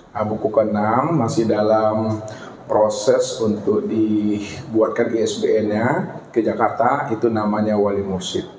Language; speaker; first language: Malay; non-native, local second language; Minangkabau